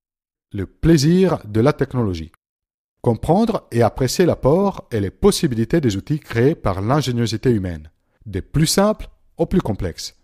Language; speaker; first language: French; non-native, fluent; Italian